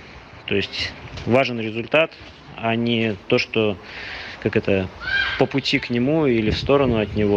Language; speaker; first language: Russian; native; Russian